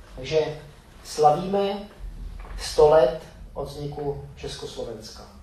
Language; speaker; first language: Czech; native; Czech